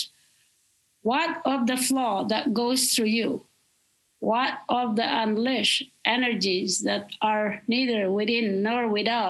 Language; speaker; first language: English; non-native, fluent; Spanish